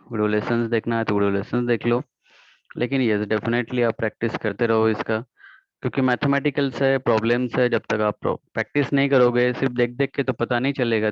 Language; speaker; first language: Hindi; non-native, local second language; Marathi